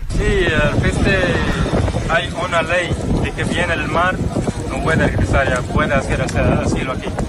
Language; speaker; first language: Spanish; non-native, learner; Arabic